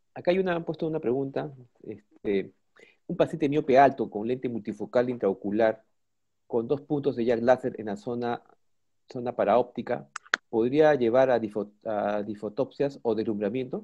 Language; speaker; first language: Spanish; native; Spanish